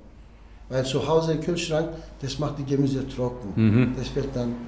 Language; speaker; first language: German; non-native, learner; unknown